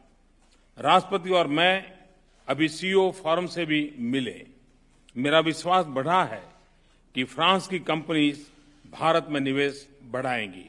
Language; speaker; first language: Hindi; non-native, local second language; Gujarati